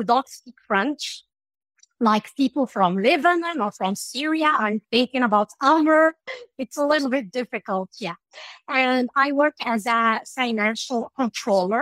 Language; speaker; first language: English; non-native, fluent; Arabic